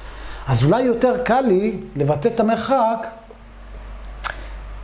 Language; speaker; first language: Hebrew; native; Hebrew